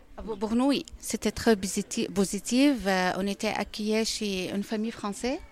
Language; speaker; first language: French; non-native, learner; Arabic